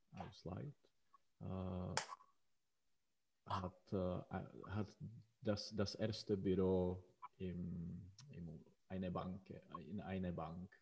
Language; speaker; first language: German; non-native, learner; Czech